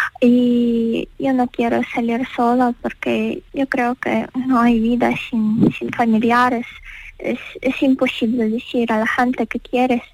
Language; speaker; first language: Spanish; non-native, learner; Ukrainian